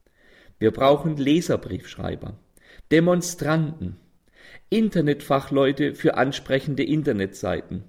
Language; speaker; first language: German; native; German